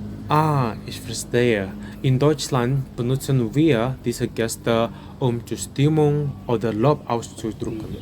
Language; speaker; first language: German; non-native, learner; Indonesian